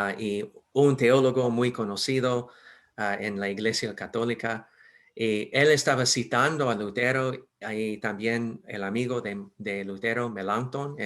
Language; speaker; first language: Spanish; non-native, fluent; English